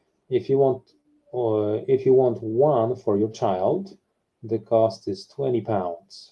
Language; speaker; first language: English; non-native, fluent; Polish